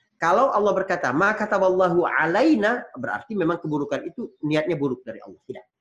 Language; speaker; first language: Indonesian; native; Indonesian